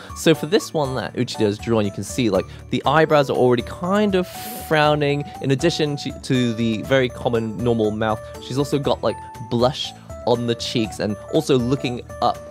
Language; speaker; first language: English; native; English